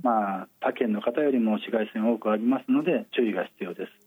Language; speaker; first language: Japanese; native; Japanese